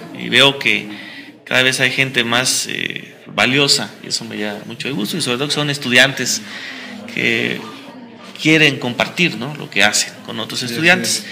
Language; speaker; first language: Spanish; native; Spanish